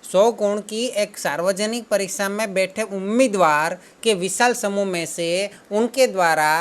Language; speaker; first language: Hindi; non-native, local second language; Gujarati